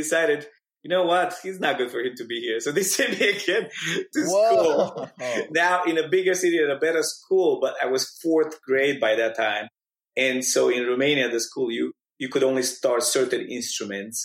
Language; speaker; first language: English; non-native, fluent; Romanian